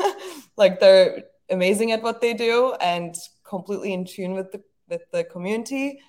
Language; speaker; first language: English; non-native, fluent; Turkish